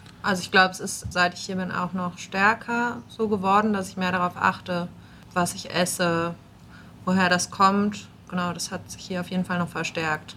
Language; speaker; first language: German; native; German